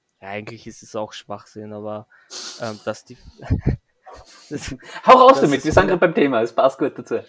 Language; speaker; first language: German; native; German